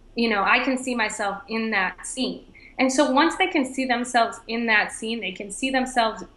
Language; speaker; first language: English; native; English